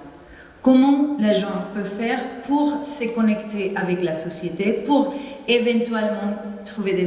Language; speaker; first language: French; non-native, fluent; Spanish